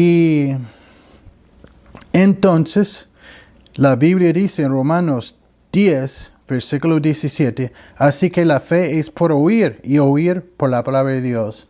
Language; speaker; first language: Spanish; non-native, learner; English